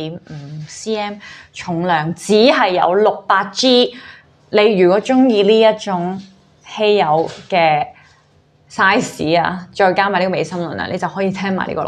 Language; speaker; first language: Cantonese; native; Cantonese